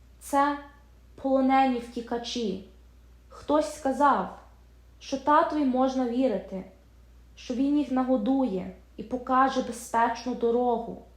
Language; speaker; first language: Ukrainian; early bilingual, heritage; Ukrainian